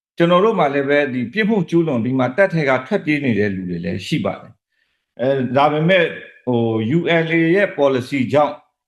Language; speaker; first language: Burmese; native; Burmese